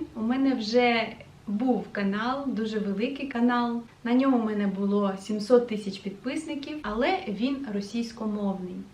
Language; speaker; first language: Ukrainian; non-native, local second language; Russian